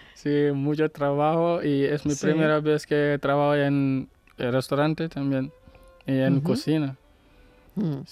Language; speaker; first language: Spanish; non-native, learner; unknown